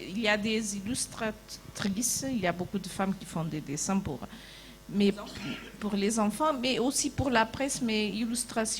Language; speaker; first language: French; non-native, fluent; Portuguese